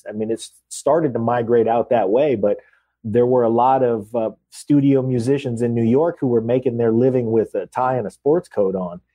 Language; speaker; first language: English; native; English